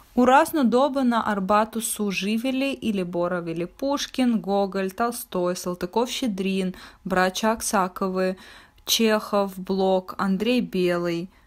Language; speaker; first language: Bosnian; non-native, fluent; Russian